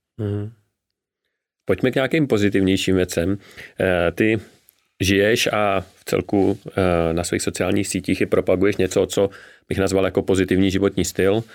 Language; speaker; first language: Czech; native; Czech